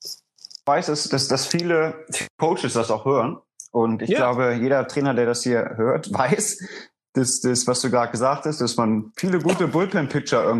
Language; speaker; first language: German; native; German